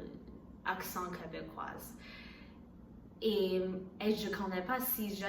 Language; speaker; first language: French; non-native, learner; Chinese